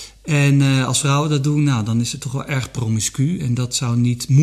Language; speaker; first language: Dutch; native; Dutch